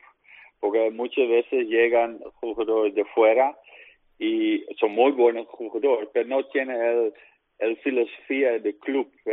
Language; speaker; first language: Spanish; non-native, learner; Dutch